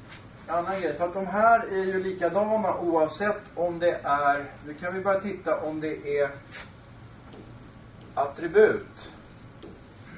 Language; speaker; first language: Swedish; native; Swedish